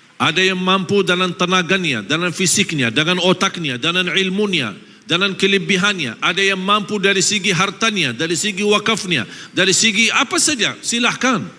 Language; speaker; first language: Malay; non-native, fluent; Arabic